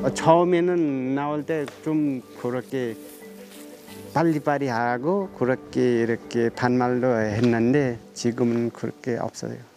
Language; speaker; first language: Korean; non-native, learner; Nepali